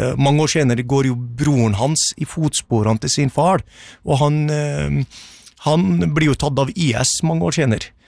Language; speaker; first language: Norwegian; early bilingual, other home language; Arabic